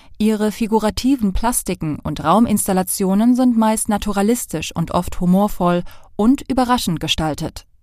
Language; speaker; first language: German; native; German